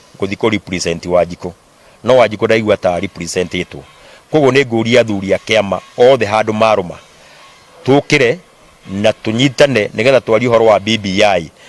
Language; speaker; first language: Kikuyu; native; Kikuyu